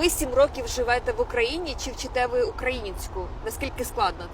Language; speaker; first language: Ukrainian; native; Ukrainian